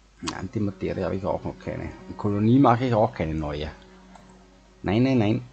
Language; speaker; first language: German; native; German